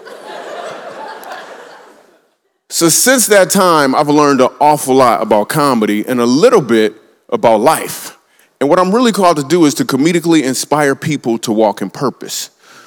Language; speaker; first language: English; native; English